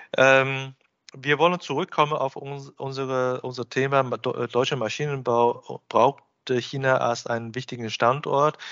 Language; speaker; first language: German; non-native, fluent; Chinese